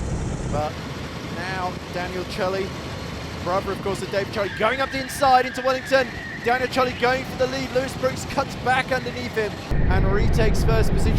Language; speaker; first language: English; native; English